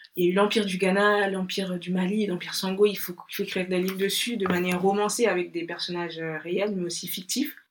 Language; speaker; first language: French; non-native, local second language; Bambara